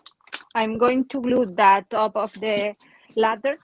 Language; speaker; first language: English; non-native, learner; Spanish